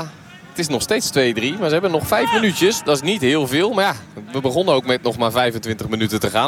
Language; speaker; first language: Dutch; native; Dutch